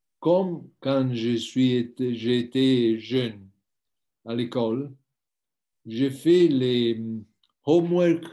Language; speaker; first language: French; non-native, learner; Italian